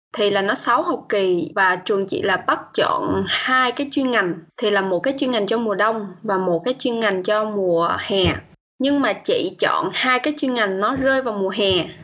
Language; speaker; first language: Vietnamese; native; Vietnamese